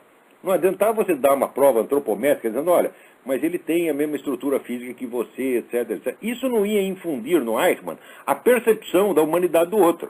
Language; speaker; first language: Portuguese; native; Portuguese